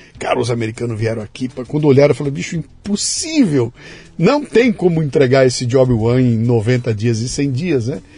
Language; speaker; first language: Portuguese; native; Portuguese